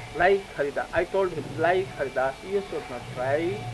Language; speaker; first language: English; non-native, local second language; Hindi